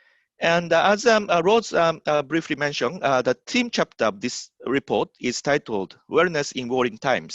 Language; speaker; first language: English; non-native, fluent; Japanese